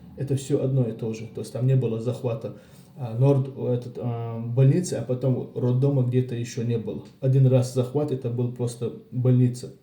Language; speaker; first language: Russian; non-native, local second language; Chechen